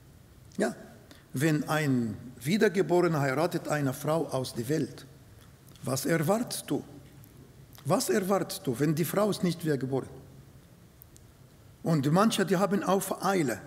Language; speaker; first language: German; non-native, fluent; Arabic